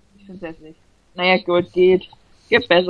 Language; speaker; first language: German; native; German